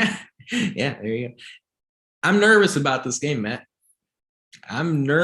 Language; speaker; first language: English; native; English